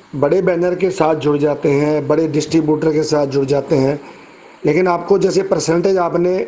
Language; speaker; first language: Hindi; native; Hindi